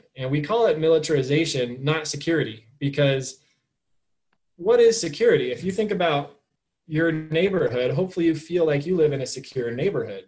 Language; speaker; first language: English; native; English